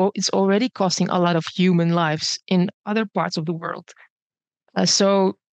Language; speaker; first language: English; early bilingual, other home language; Bosnian